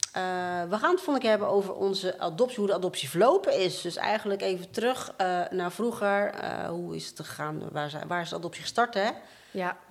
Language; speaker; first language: Dutch; native; Dutch